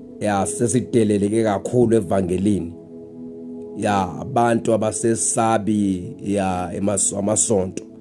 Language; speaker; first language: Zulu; non-native, local second language; Xhosa